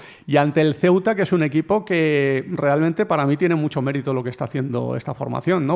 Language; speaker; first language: Spanish; native; Spanish